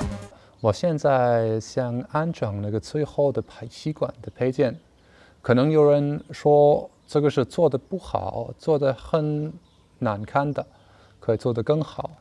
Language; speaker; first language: Chinese; non-native, learner; German